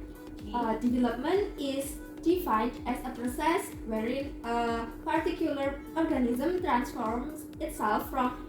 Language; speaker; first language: English; non-native, learner; Indonesian